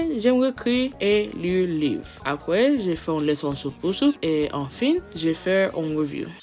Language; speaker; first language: French; non-native, learner; English